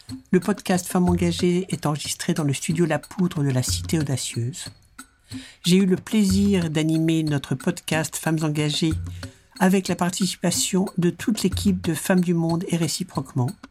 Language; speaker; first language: French; native; French